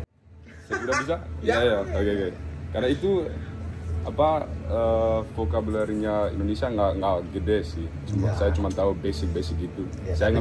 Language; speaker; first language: Indonesian; early bilingual, heritage; Dutch